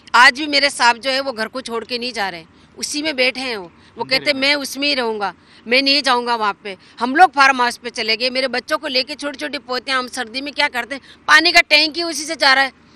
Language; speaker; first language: Hindi; native; Hindi